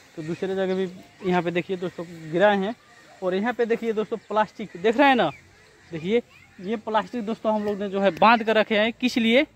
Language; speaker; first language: Hindi; non-native, local second language; Bhojpuri